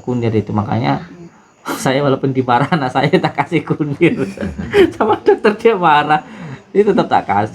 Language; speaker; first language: Indonesian; non-native, local second language; Javanese